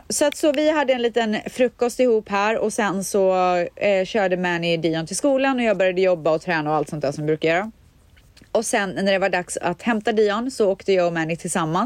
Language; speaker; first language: Swedish; native; Swedish